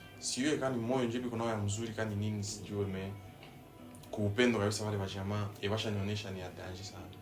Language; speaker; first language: Swahili; native; Swahili